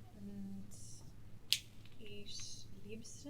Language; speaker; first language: German; non-native, learner; English